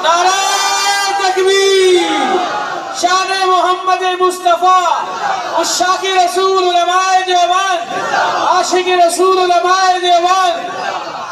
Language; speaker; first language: Urdu; native; Urdu